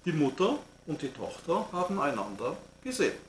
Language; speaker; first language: German; non-native, fluent; French